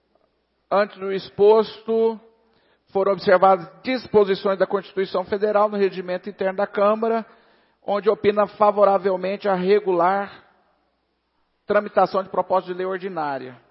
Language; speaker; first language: Portuguese; native; Portuguese